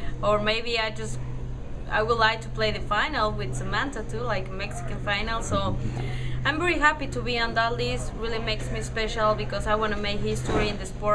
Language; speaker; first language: English; non-native, fluent; Spanish